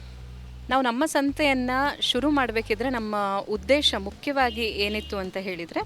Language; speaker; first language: Kannada; native; Kannada